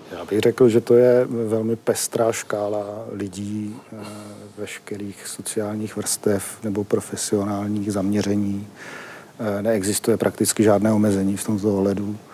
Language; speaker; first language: Czech; native; Czech